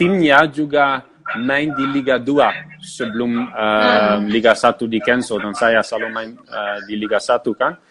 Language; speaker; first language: Indonesian; non-native, fluent; Dutch